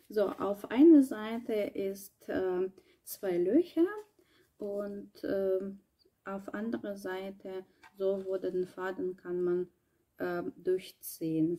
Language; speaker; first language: German; non-native, learner; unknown